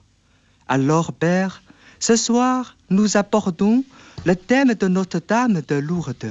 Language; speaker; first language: French; non-native, fluent; Chinese